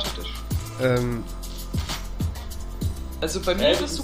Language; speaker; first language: German; native; German